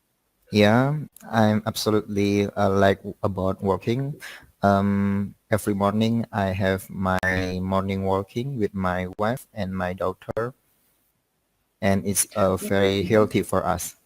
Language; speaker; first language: English; non-native, learner; Indonesian